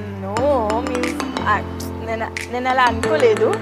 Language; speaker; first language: Telugu; non-native, local second language; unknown